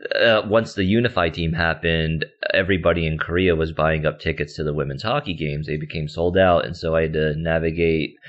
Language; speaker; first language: English; native; English